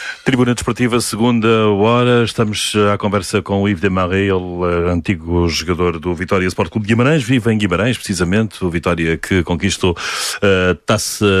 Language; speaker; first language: Portuguese; native; Portuguese